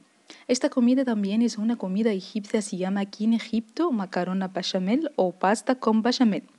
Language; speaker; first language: Spanish; non-native, fluent; Arabic